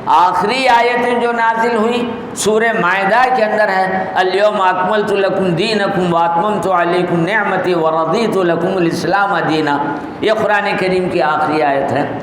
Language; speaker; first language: Urdu; native; Urdu